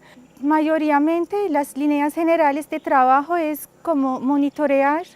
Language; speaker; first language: Spanish; non-native, fluent; Turkish